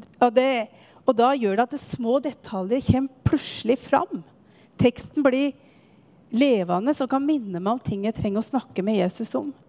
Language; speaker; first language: Norwegian; native; Norwegian